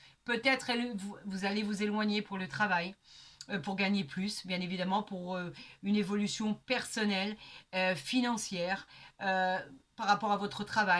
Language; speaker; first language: French; native; French